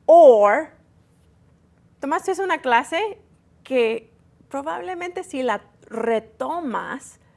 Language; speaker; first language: Spanish; early bilingual, heritage; Spanish